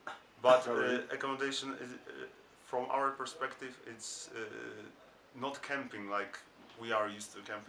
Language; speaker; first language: English; non-native, fluent; Polish